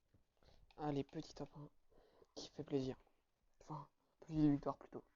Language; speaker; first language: French; native; French